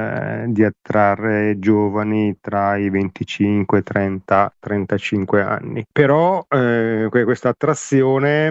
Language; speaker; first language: Italian; native; Italian